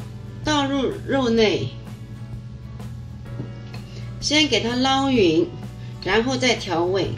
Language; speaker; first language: Chinese; native; Chinese